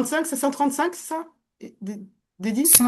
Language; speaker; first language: French; native; French